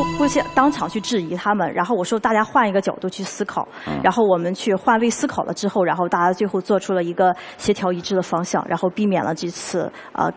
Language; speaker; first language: Chinese; native; Chinese